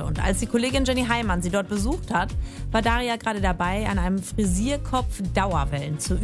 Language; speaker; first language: German; native; German